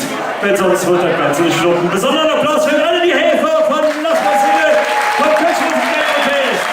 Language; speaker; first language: German; native; German